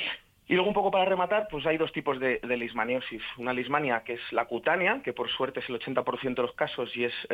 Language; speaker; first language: Spanish; native; Spanish